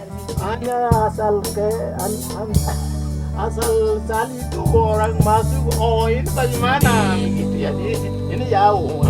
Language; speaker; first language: Indonesian; non-native, local second language; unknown